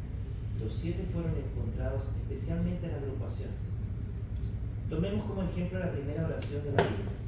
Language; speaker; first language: Spanish; native; Spanish